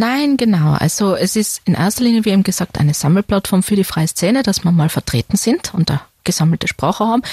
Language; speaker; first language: German; native; German